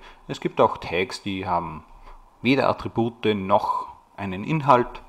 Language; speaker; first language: German; native; German